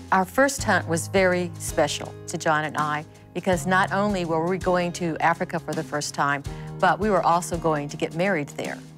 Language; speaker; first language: English; native; English